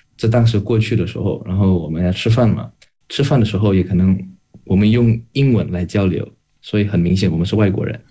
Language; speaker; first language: Chinese; non-native, fluent; Indonesian